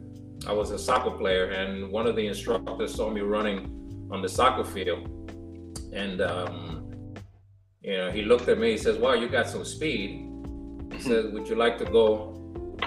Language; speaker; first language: English; non-native, fluent; Spanish